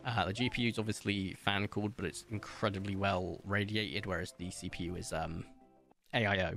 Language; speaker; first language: English; native; English